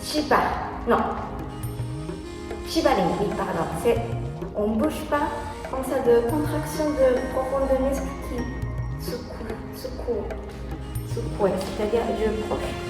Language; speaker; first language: French; non-native, learner; Japanese